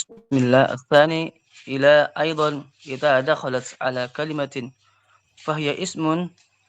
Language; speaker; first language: Arabic; non-native, learner; Indonesian